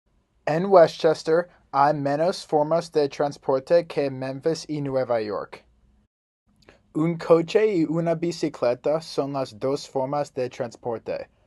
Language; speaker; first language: Spanish; non-native, learner; English